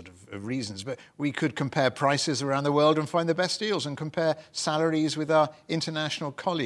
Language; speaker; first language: English; native; English